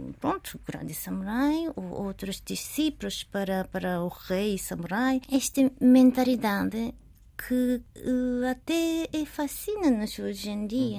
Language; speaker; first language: Portuguese; non-native, learner; Japanese